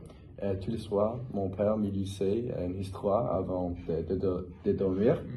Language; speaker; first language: French; non-native, fluent; English